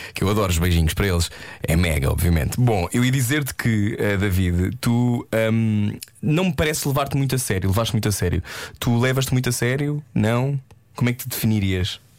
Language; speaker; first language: Portuguese; native; Portuguese